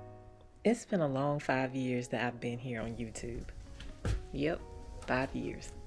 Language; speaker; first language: English; native; English